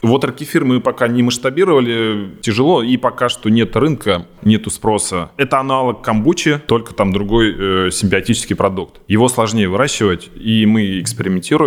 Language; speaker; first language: Russian; native; Russian